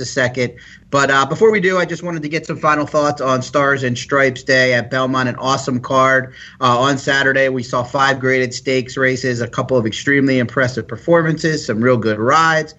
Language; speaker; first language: English; native; English